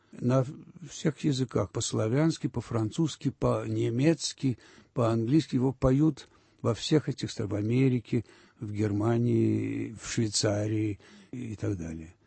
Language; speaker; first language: Russian; early bilingual, heritage; Russian